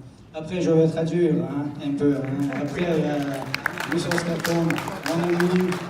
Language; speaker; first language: French; non-native, learner; Chechen